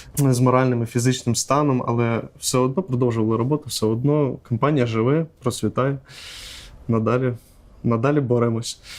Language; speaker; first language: Ukrainian; non-native, local second language; Russian